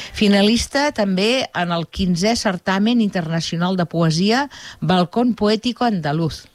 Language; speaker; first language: Catalan; native; Catalan